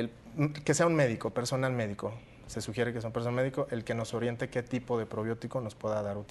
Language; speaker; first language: Spanish; native; Spanish